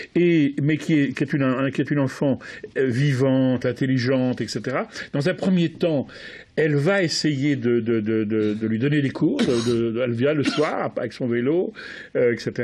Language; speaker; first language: French; native; French